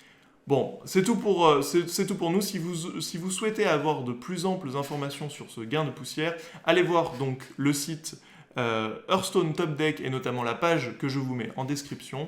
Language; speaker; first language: French; native; French